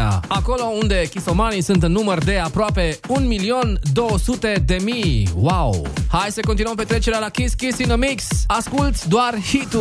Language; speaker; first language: Romanian; native; Romanian